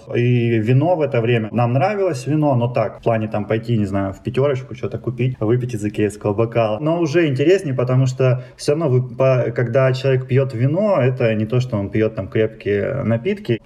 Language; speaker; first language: Russian; native; Russian